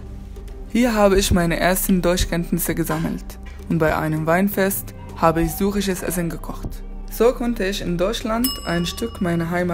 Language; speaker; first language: German; non-native, fluent; Arabic